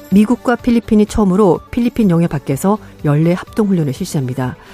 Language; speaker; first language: Korean; native; Korean